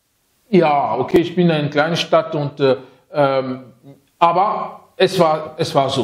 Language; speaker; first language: German; non-native, fluent; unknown